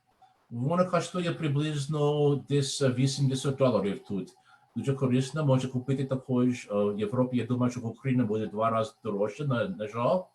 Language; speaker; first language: Ukrainian; non-native, learner; English